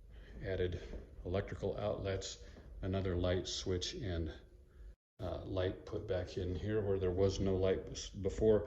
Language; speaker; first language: English; native; English